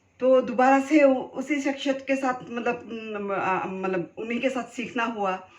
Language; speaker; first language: Hindi; non-native, local second language; Assamese